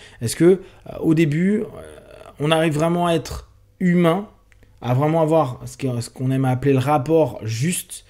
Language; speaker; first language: French; native; French